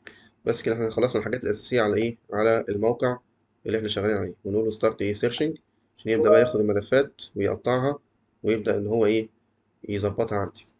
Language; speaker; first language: Arabic; native; Arabic